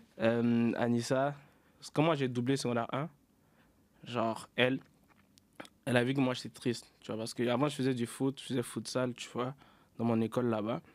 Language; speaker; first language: French; native; French